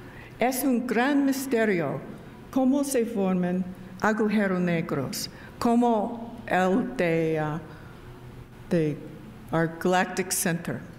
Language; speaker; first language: Spanish; non-native, learner; English